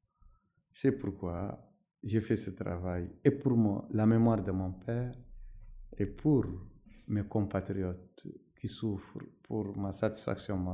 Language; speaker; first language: French; non-native, local second language; Arabic